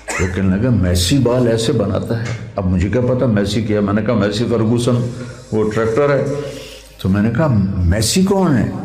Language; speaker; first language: Urdu; non-native, local second language; Punjabi